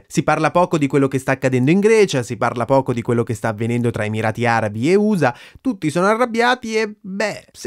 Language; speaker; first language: Italian; native; Italian